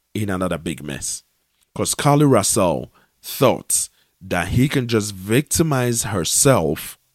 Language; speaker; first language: English; non-native, local second language; Akan